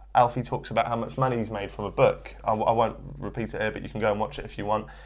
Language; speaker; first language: English; native; English